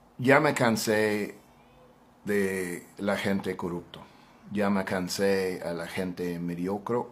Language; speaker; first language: Spanish; non-native, fluent; English